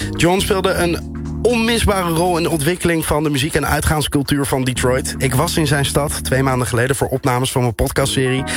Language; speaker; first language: Dutch; native; Dutch